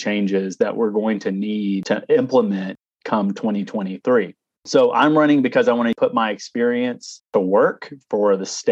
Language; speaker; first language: English; native; English